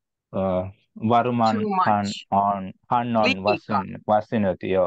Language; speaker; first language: Finnish; non-native, learner; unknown